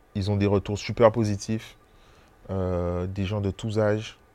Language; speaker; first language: French; native; French